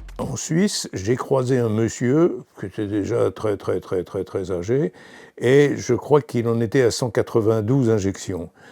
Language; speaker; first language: French; native; French